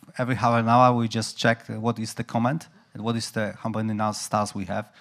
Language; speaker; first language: English; non-native, fluent; Polish